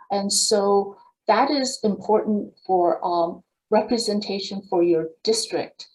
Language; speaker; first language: English; native; English